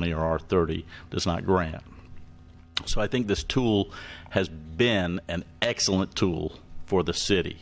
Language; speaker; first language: English; native; English